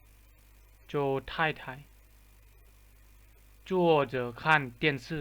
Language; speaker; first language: Chinese; non-native, fluent; Lao